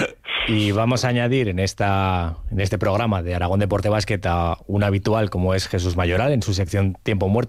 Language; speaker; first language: Spanish; native; Spanish